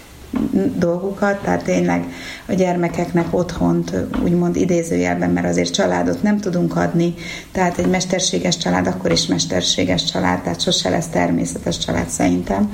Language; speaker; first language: Hungarian; native; Hungarian